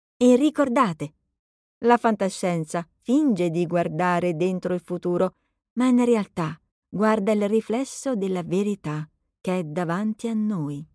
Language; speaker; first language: Italian; native; Italian